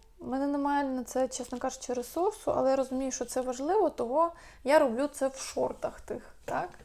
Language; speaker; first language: Ukrainian; non-native, local second language; Russian